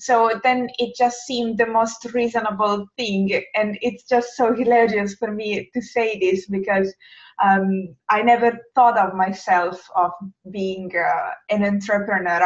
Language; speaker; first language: English; non-native, fluent; Italian